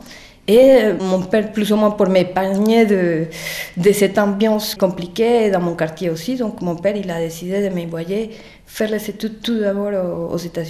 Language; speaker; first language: French; non-native, fluent; Spanish